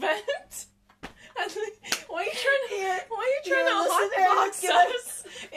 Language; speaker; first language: English; non-native, local second language; Cebuano